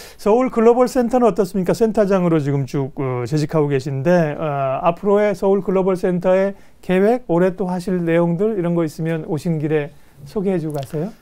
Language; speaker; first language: Korean; native; Korean